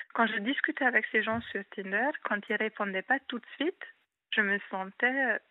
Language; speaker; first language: French; non-native, fluent; Hungarian